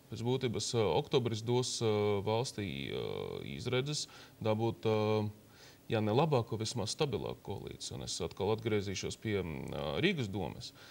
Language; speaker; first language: Latvian; non-native, local second language; Russian